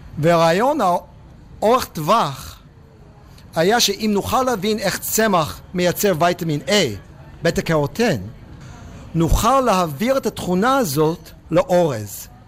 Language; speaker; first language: Hebrew; non-native, fluent; English